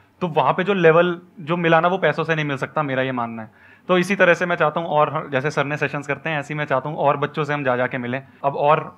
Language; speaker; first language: Hindi; native; Hindi